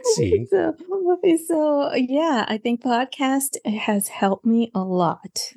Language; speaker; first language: English; non-native, fluent; Spanish